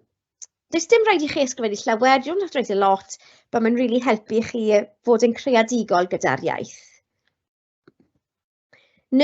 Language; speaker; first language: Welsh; non-native, local second language; English